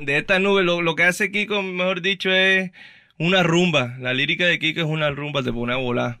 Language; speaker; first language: Spanish; early bilingual, heritage; Spanish